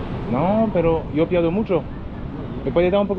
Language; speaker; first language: Spanish; non-native, learner; French